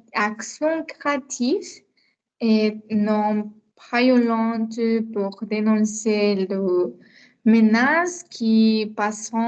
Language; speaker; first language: French; non-native, learner; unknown